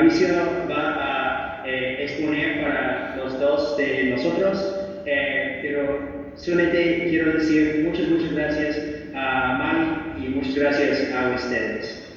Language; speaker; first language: Spanish; non-native, fluent; English